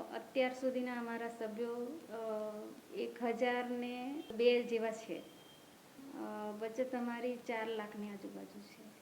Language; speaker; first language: Gujarati; non-native, local second language; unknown